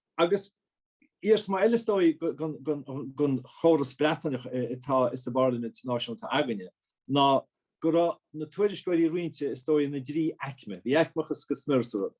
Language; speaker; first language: Irish; native; Irish